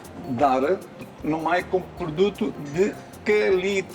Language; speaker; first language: Romanian; non-native, learner; Portuguese